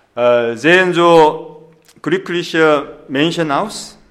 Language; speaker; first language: German; non-native, fluent; Korean